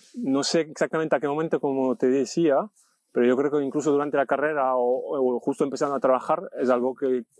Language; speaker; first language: Spanish; non-native, fluent; French